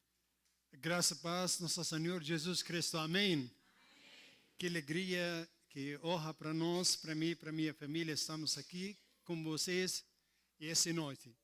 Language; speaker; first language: Portuguese; non-native, learner; Arabic